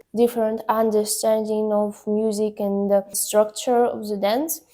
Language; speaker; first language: English; non-native, learner; Ukrainian